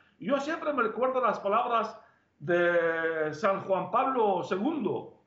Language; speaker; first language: Spanish; non-native, fluent; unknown